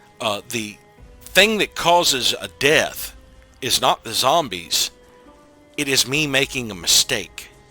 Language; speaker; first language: English; native; English